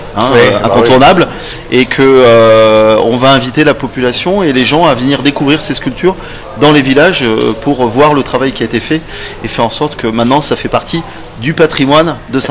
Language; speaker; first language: French; native; French